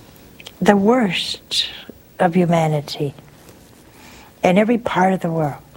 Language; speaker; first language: English; native; English